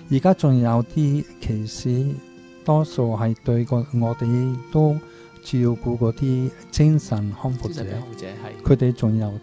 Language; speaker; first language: Cantonese; non-native, fluent; Italian